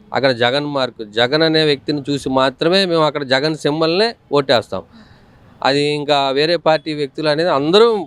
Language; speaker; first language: Telugu; native; Telugu